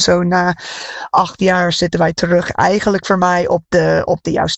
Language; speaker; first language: Dutch; non-native, fluent; English